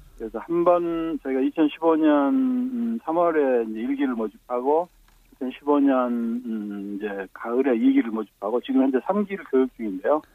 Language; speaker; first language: Korean; native; Korean